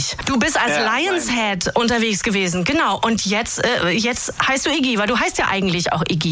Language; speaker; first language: German; native; German